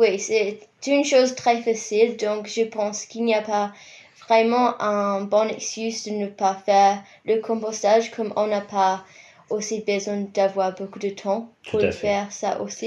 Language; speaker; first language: French; non-native, fluent; English